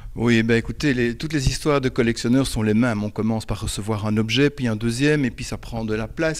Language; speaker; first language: French; native; French